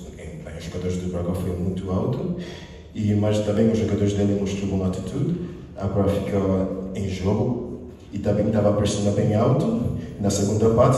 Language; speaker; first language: Portuguese; non-native, fluent; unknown